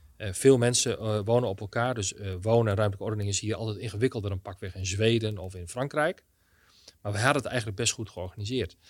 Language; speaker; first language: Dutch; native; Dutch